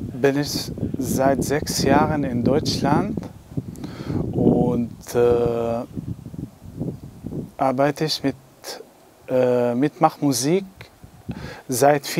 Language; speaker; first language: German; non-native, learner; Arabic